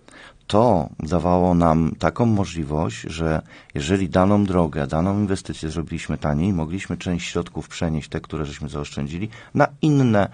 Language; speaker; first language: Polish; native; Polish